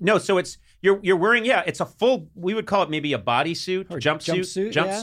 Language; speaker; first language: English; native; English